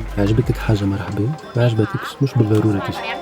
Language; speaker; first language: Arabic; native; Arabic